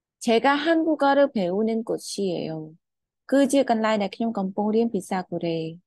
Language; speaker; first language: Korean; non-native, fluent; Khmer